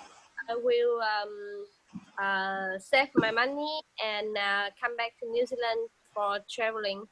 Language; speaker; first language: English; non-native, learner; Vietnamese